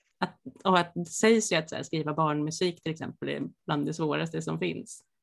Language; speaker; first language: Swedish; native; Swedish